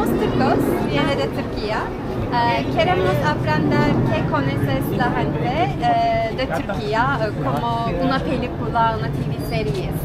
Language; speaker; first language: Spanish; non-native, learner; Turkish